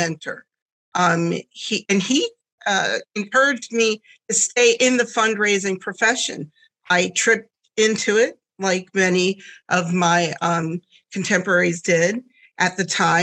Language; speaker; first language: English; early bilingual, other home language; German